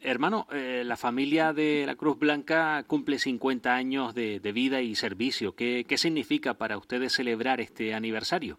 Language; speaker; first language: Spanish; native; Spanish